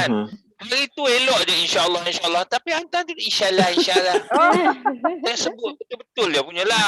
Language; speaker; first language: Malay; native; Malay